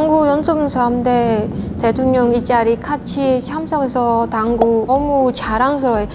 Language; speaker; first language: Korean; non-native, learner; Khmer